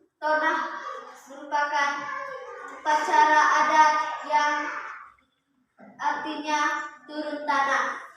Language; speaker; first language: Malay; non-native, local second language; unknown